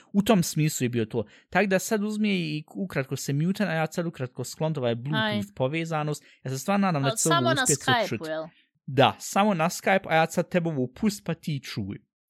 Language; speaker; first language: Bosnian; early bilingual, heritage; Bosnian